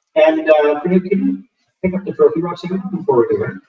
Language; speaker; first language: English; native; English